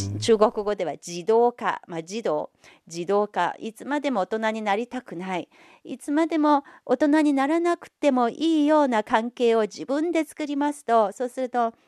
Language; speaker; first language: Japanese; non-native, fluent; Chinese